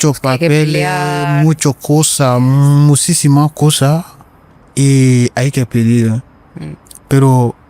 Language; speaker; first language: Spanish; non-native, learner; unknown